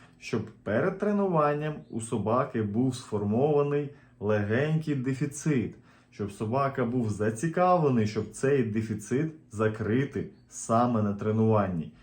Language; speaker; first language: Ukrainian; native; Ukrainian